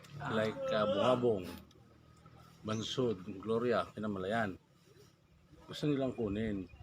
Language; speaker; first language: Filipino; native; Filipino